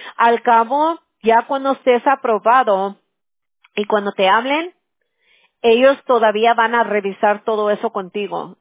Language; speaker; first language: Spanish; early bilingual, heritage; Spanish